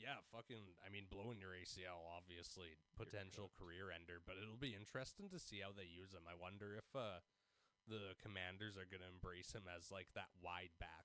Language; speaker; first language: English; native; English